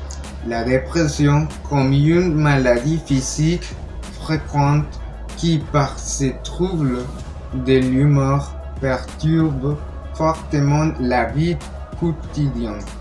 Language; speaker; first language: French; non-native, learner; Spanish